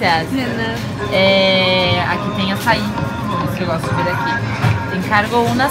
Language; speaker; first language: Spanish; non-native, learner; Portuguese